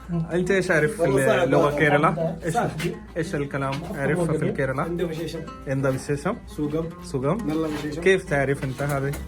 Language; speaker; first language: Arabic; non-native, learner; Malayalam